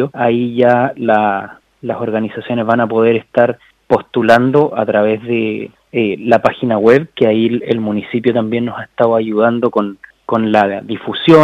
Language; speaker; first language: Spanish; native; Spanish